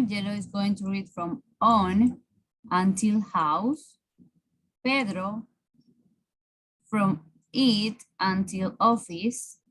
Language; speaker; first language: English; non-native, fluent; Spanish